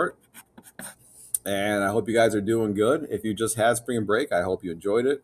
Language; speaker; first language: English; native; English